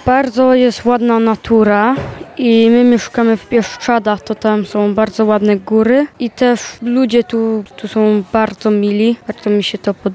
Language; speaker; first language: Polish; early bilingual, heritage; Polish